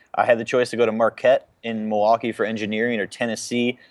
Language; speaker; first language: English; native; English